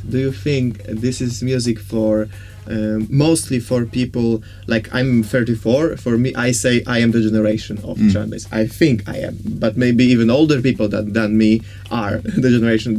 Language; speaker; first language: English; non-native, fluent; Polish